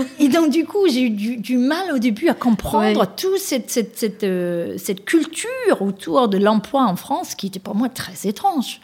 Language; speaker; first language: French; non-native, fluent; Danish